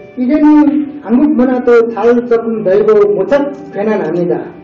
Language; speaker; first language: Korean; non-native, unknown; Nepali